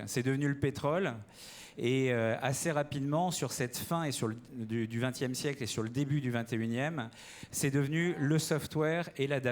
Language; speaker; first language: French; native; French